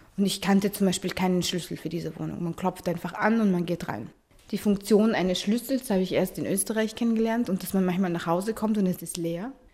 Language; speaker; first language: German; early bilingual, other home language; Arabic